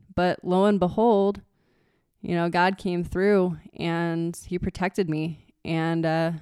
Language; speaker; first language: English; native; English